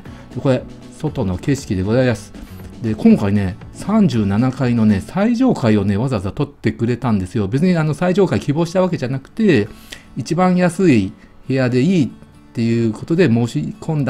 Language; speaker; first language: Japanese; native; Japanese